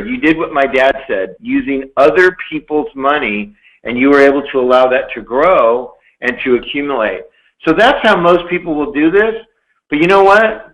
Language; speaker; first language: English; native; English